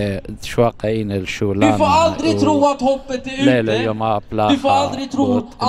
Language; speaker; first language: Swedish; early bilingual, other home language; Assyrian Neo-Aramaic